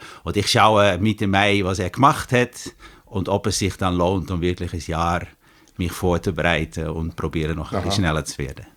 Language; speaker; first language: German; non-native, fluent; Dutch